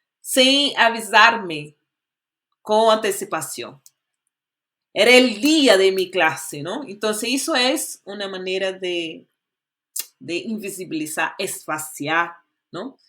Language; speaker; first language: Spanish; non-native, fluent; Portuguese